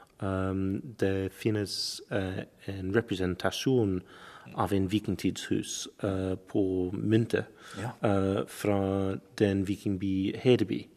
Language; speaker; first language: Norwegian; non-native, learner; English